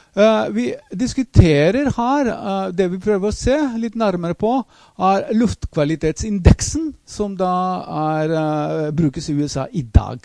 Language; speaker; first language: Norwegian; non-native, fluent; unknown